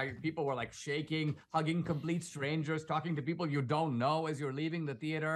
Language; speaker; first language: English; non-native, local second language; Konkani